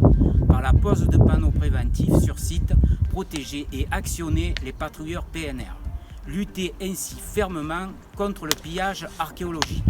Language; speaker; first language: French; native; French